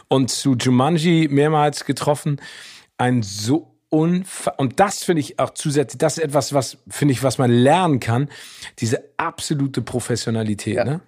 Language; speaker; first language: German; native; German